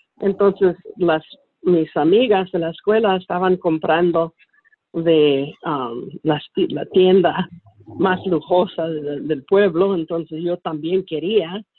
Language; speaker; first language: Spanish; early bilingual, heritage; Spanish